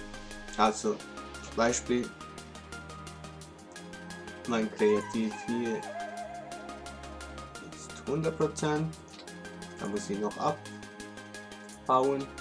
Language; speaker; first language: German; non-native, local second language; Swiss German